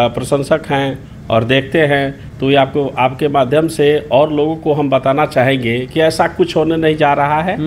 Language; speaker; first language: Hindi; native; Hindi